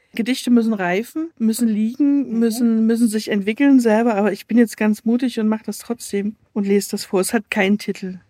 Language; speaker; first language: German; native; German